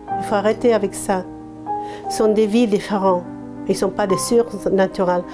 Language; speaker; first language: French; non-native, fluent; Spanish